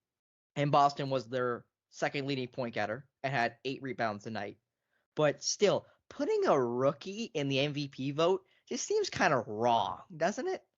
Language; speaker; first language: English; native; English